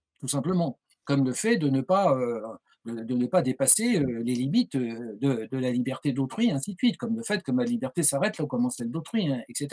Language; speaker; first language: French; native; French